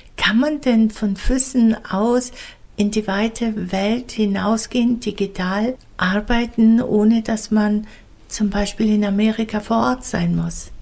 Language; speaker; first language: German; native; German